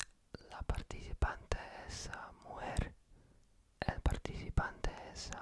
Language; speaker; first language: Spanish; non-native, learner; Polish